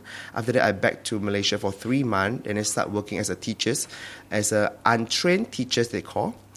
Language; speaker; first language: English; non-native, local second language; Chinese